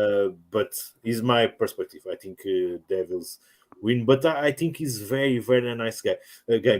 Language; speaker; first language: English; non-native, learner; Portuguese